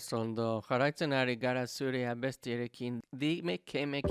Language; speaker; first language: Basque; non-native, learner; English